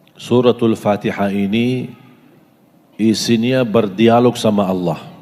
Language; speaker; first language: Malay; non-native, fluent; Arabic